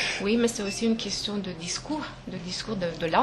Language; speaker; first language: French; non-native, fluent; Romanian